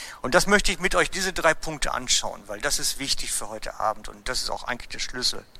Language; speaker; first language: German; native; German